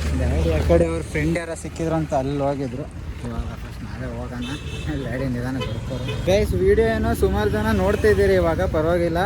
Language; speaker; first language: Kannada; native; Kannada